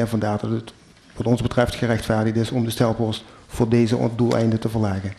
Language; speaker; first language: Dutch; native; Dutch